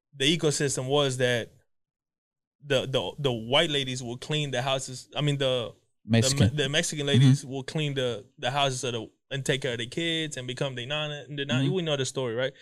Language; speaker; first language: English; early bilingual, other home language; Spanish